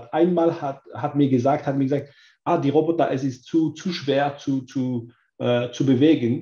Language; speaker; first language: German; non-native, learner; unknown